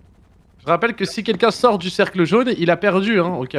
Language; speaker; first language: French; native; French